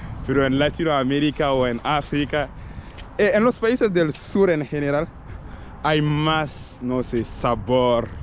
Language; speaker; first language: Spanish; non-native, learner; French